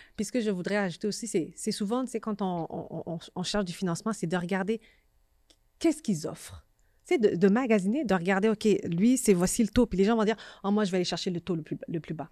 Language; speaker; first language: French; native; French